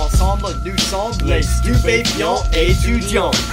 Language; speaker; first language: French; non-native, learner; English